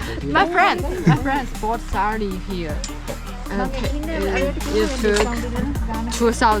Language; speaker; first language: English; non-native, learner; Chinese